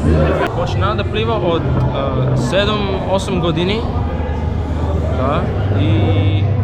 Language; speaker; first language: Macedonian; early bilingual, heritage; English